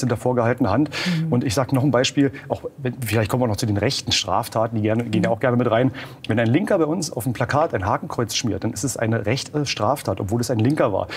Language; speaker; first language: German; native; German